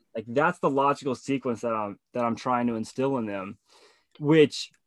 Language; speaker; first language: English; native; English